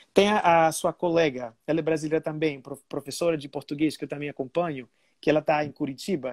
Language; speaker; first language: Portuguese; non-native, fluent; Spanish